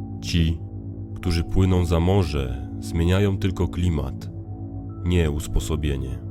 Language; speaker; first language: Polish; native; Polish